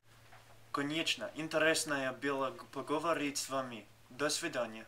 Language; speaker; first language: Russian; non-native, learner; English